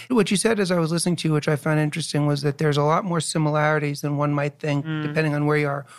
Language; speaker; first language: English; native; English